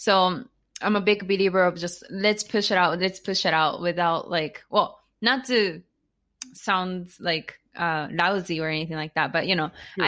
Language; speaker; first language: English; non-native, fluent; Japanese